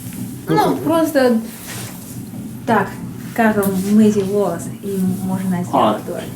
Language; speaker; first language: Russian; non-native, learner; Chinese